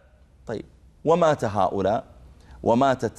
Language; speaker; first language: Arabic; native; Arabic